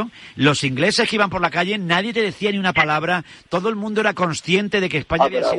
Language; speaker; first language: Spanish; native; Spanish